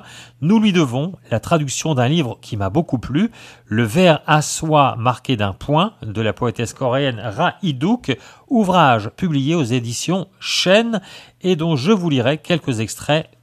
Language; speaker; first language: French; native; French